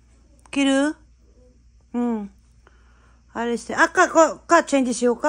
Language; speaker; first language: Japanese; non-native, learner; Filipino